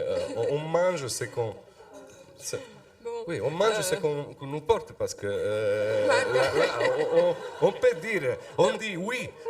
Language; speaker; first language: French; non-native, fluent; Italian